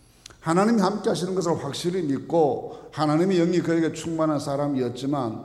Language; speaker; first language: Korean; native; Korean